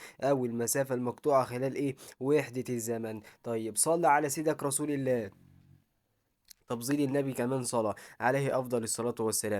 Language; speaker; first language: Arabic; native; Arabic